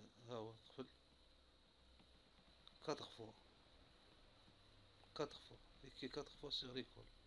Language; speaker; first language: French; non-native, local second language; Arabic